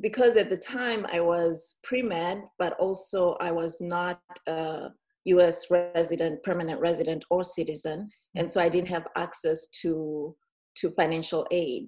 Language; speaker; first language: English; non-native, local second language; Shona